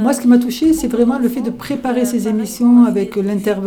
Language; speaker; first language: French; native; French